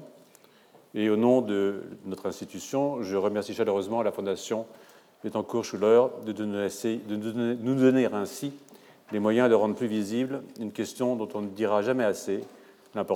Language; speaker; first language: French; native; French